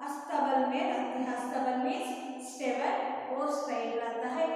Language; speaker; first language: Hindi; non-native, local second language; Kannada